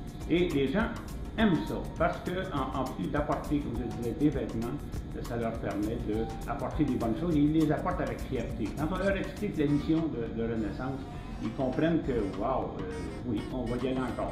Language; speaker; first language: French; native; French